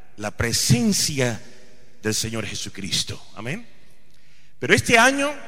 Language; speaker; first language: Spanish; non-native, fluent; Hindi